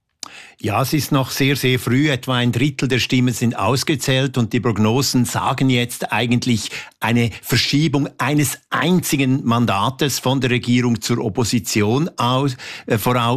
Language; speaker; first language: German; native; German